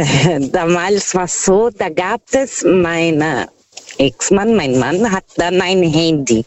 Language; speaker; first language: German; non-native, learner; Portuguese